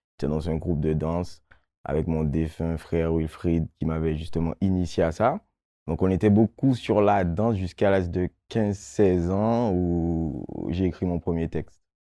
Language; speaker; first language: French; non-native, local second language; Guadeloupean Creole French